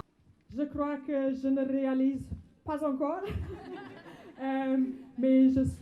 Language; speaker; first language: French; non-native, fluent; Afrikaans